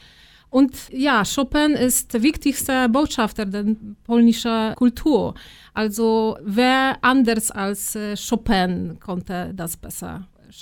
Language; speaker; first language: German; non-native, fluent; Polish